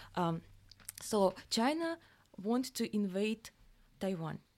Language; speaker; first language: English; non-native, fluent; Russian